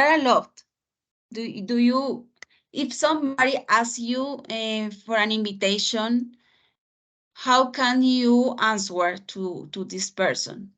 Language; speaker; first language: English; non-native, fluent; Spanish